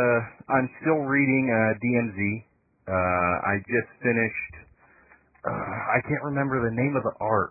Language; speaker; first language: English; native; English